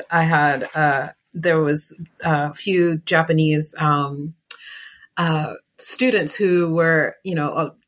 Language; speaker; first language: English; native; English